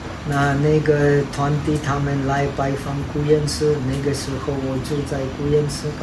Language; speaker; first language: Chinese; non-native, fluent; Czech